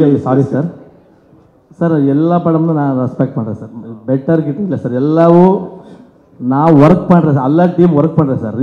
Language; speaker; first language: Tamil; non-native, learner; Kannada